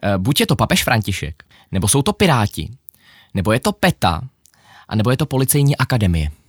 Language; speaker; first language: Czech; early bilingual, other home language; Ukrainian